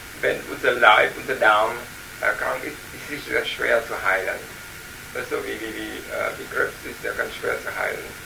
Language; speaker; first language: German; non-native, learner; Vietnamese